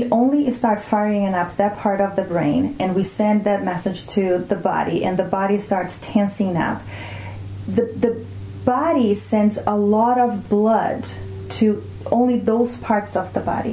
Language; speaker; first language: English; non-native, fluent; Portuguese